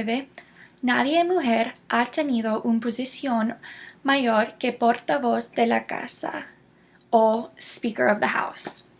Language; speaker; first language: Spanish; non-native, learner; English